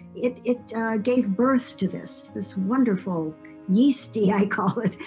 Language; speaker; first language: English; native; English